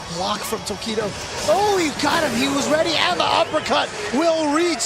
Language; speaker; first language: English; native; English